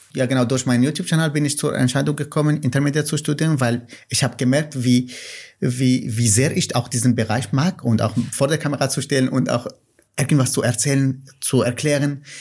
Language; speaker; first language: German; non-native, fluent; Kurdish